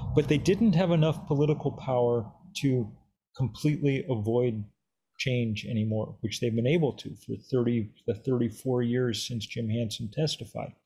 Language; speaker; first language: English; native; English